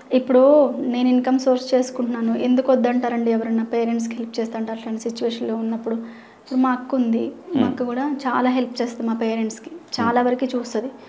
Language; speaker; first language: Telugu; non-native, local second language; Hindi